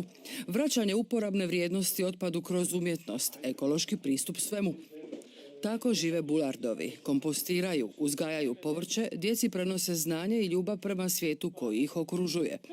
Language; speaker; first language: Croatian; native; Croatian